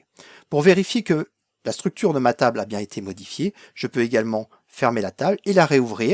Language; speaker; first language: French; native; French